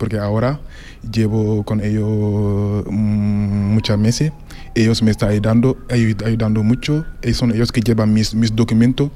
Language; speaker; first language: Spanish; non-native, learner; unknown